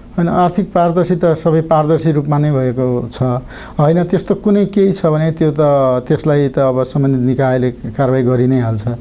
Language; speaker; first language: Nepali; native; Nepali